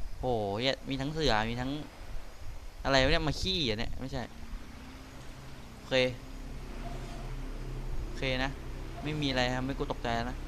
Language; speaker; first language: Thai; native; Thai